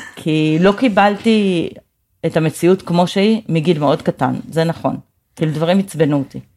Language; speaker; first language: Hebrew; native; Hebrew